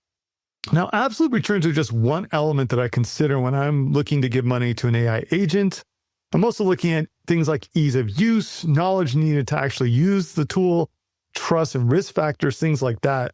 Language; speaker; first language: English; native; English